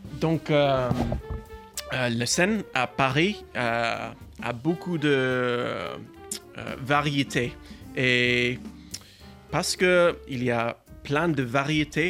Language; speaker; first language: French; non-native, learner; English